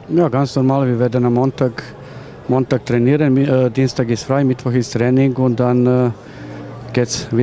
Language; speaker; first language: German; non-native, fluent; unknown